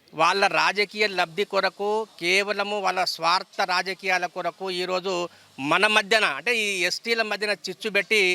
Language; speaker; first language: Telugu; native; Telugu